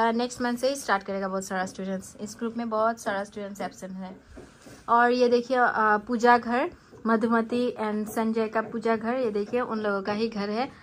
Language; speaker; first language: Hindi; non-native, local second language; Bangla